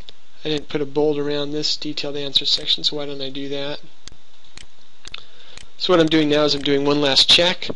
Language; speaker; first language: English; native; English